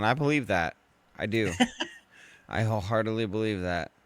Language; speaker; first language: English; native; English